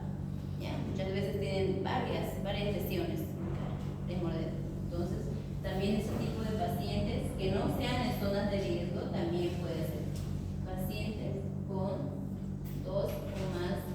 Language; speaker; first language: Spanish; native; Spanish